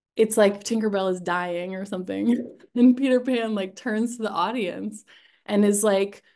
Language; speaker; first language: English; native; English